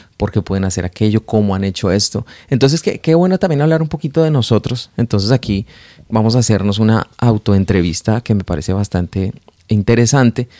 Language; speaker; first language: Spanish; native; Spanish